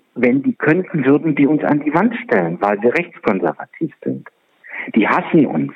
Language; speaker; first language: German; non-native, fluent; Czech